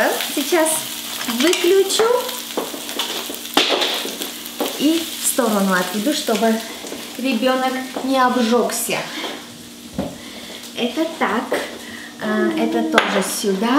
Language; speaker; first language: Russian; non-native, local second language; Armenian